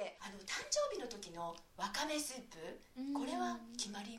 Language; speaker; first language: Japanese; native; Japanese